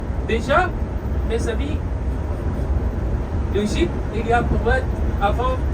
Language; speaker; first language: French; non-native, learner; Arabic